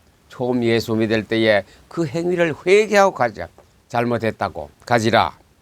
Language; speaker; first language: Korean; native; Korean